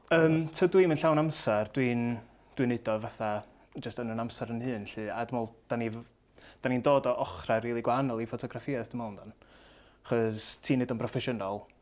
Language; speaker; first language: Welsh; native; Welsh